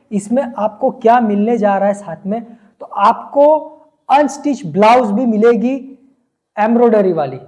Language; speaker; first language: Hindi; non-native, local second language; Gujarati